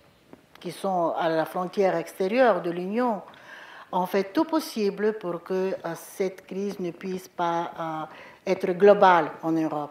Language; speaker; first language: French; non-native, fluent; Bulgarian